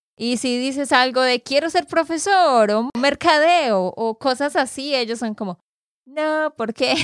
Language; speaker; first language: Spanish; native; Spanish